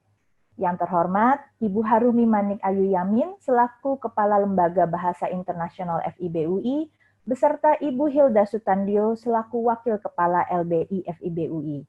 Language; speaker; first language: Indonesian; native; Indonesian